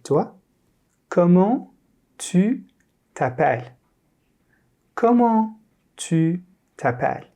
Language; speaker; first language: French; non-native, fluent; Turkish